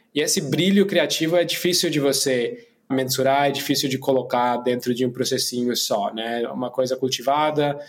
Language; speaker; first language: Portuguese; non-native, fluent; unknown